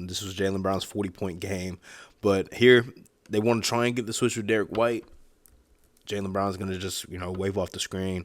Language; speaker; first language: English; native; English